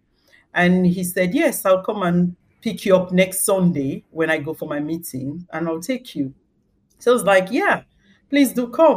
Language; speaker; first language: English; non-native, local second language; Krio